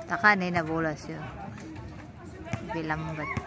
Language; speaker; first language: Malay; native; Malay